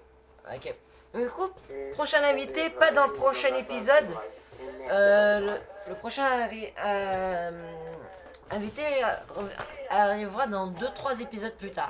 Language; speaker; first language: French; native; French